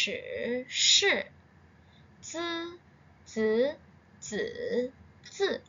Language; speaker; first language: Chinese; non-native, fluent; Burmese